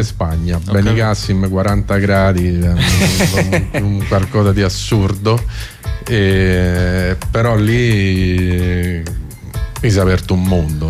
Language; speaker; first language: Italian; native; Italian